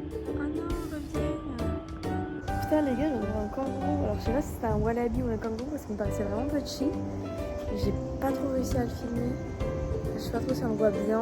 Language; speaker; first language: French; native; French